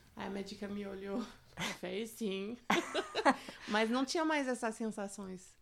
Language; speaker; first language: Portuguese; non-native, fluent; French